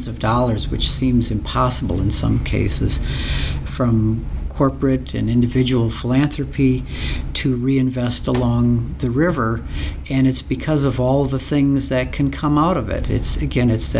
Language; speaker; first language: English; native; English